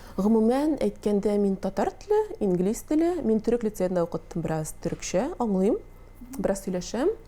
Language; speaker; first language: Tatar; native; Tatar